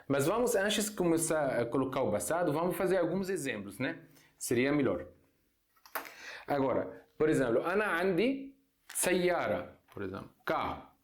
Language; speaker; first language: Portuguese; non-native, fluent; Arabic